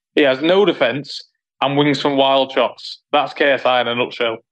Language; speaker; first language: English; native; English